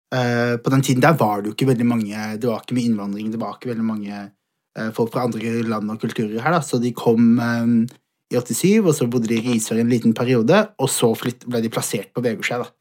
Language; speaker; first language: Norwegian; early bilingual, other home language; Somali